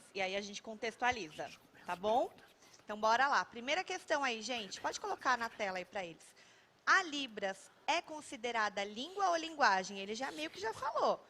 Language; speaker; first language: Portuguese; native; Portuguese